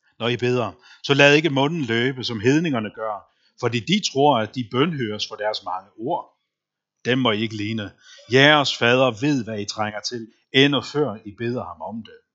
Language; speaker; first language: Danish; non-native, local second language; Faroese